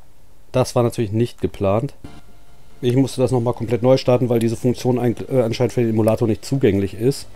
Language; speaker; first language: German; native; German